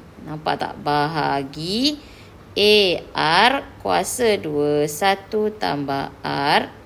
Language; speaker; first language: Malay; native; Malay